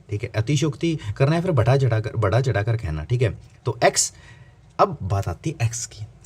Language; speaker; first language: Hindi; native; Hindi